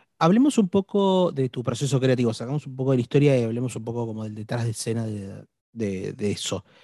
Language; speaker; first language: Spanish; native; Spanish